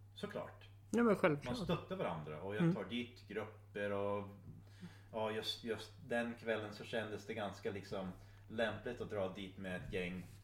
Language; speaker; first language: Swedish; non-native, fluent; English